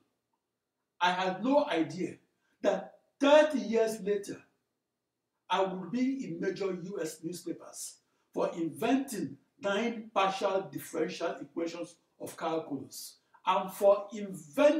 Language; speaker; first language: English; non-native, local second language; Igbo